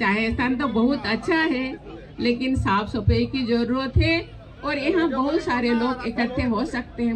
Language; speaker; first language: Hindi; non-native, local second language; Santali